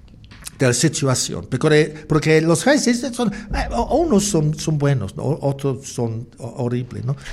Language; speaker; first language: Spanish; non-native, learner; English